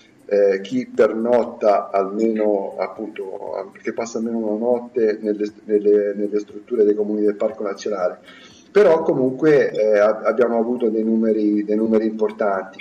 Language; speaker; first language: Italian; native; Italian